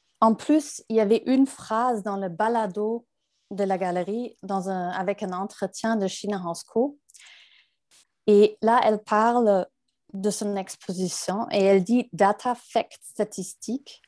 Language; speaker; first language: French; non-native, fluent; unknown